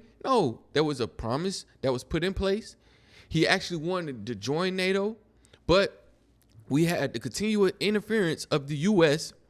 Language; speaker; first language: English; native; English